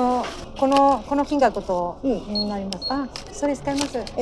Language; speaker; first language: Japanese; non-native, fluent; Filipino